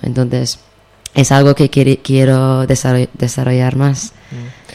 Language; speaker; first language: Spanish; non-native, fluent; English